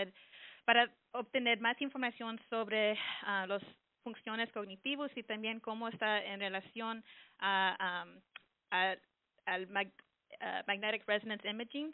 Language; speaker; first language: Spanish; early bilingual, heritage; English